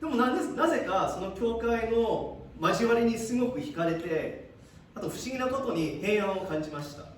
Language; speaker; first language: Japanese; early bilingual, heritage; Japanese